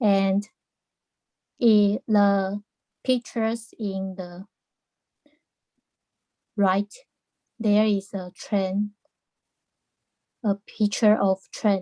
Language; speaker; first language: English; non-native, learner; Chinese